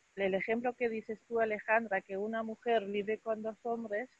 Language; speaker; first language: Spanish; non-native, fluent; German